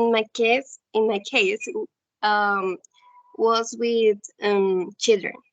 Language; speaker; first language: English; non-native, learner; Spanish